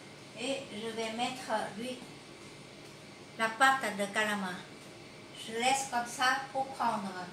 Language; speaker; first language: French; non-native, learner; Vietnamese